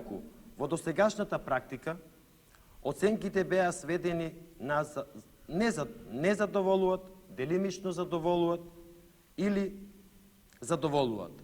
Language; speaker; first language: Macedonian; native; Macedonian